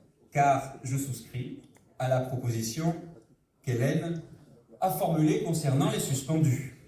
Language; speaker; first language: French; native; French